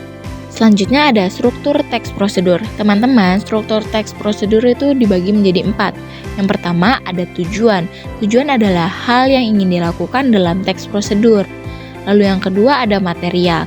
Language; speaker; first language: Indonesian; native; Indonesian